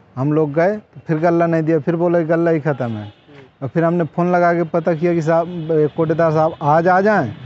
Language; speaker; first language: Hindi; native; Hindi